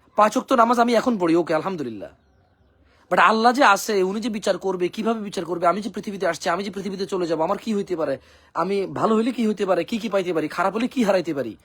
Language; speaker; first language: Bangla; native; Bangla